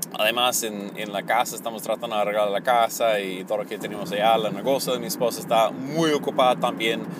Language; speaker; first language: Spanish; non-native, fluent; English